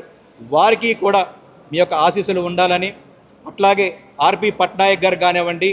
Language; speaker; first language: Telugu; native; Telugu